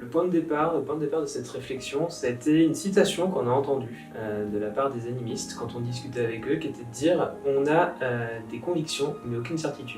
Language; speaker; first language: French; native; French